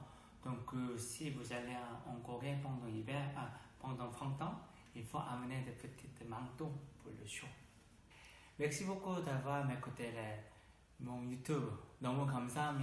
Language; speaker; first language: French; non-native, learner; Korean